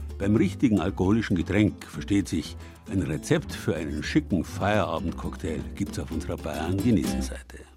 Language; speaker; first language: German; native; German